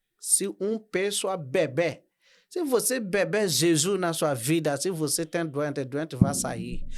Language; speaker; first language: Portuguese; non-native, learner; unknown